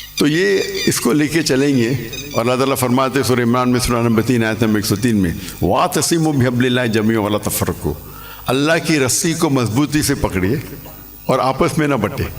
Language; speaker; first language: Urdu; non-native, local second language; English